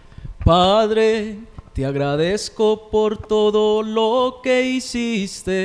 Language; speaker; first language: Spanish; native; Spanish